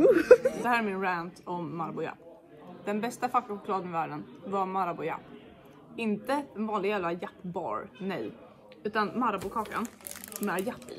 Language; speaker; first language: Swedish; native; Swedish